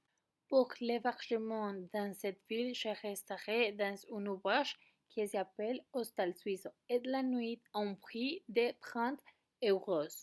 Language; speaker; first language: French; non-native, learner; Spanish